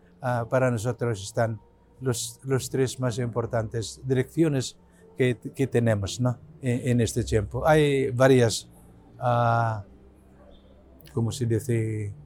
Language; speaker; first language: Spanish; non-native, learner; Cebuano